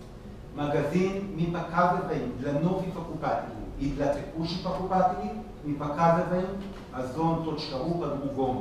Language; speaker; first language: Russian; non-native, learner; Hebrew